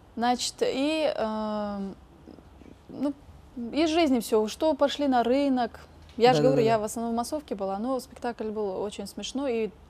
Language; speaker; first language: Russian; non-native, local second language; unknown